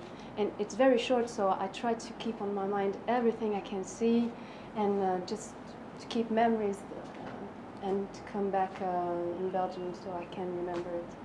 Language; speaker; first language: English; non-native, fluent; French